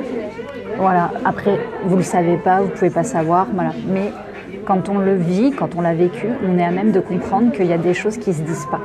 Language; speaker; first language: French; native; French